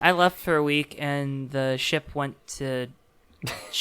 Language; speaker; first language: English; native; English